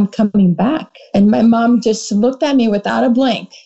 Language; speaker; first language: English; non-native, fluent; Portuguese